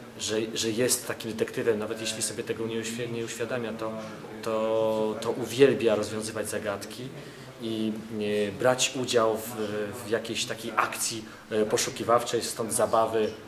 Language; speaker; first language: Polish; native; Polish